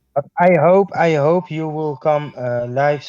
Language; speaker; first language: English; non-native, learner; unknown